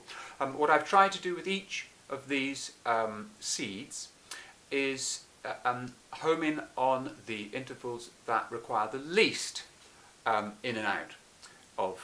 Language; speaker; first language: English; native; English